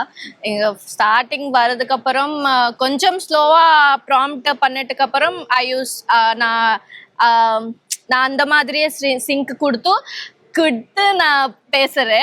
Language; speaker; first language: Tamil; non-native, learner; Telugu